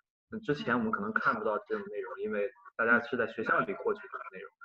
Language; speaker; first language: Chinese; native; Chinese